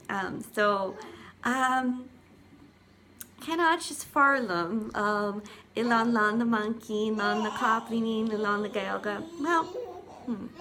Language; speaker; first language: Irish; non-native, learner; English